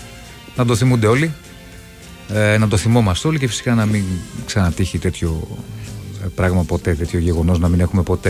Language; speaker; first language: Greek; native; Greek